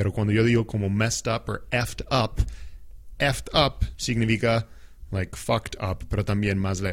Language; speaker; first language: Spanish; non-native, fluent; English